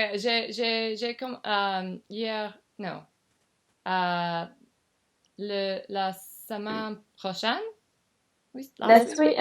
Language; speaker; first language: French; non-native, learner; English